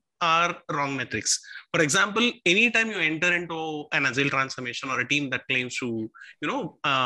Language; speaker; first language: English; non-native, local second language; Tamil